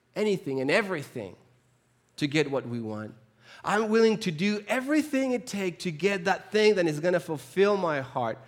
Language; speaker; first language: English; non-native, fluent; Spanish